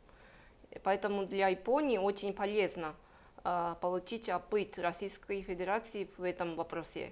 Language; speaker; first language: Russian; non-native, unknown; Japanese